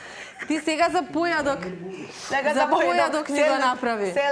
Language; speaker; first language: Macedonian; native; Macedonian